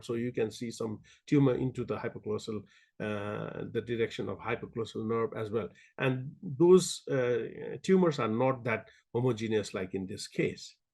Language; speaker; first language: English; non-native, local second language; Nepali